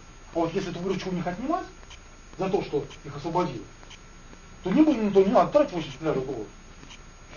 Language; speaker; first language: Russian; native; Russian